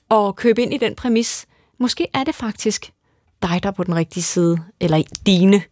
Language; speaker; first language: Danish; native; Danish